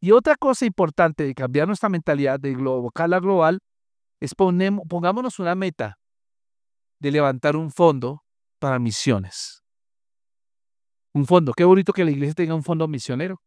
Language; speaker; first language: Spanish; native; Spanish